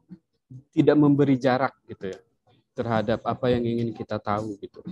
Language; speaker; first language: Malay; non-native, local second language; Sundanese